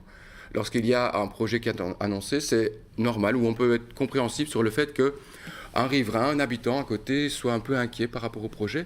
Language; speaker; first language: French; native; French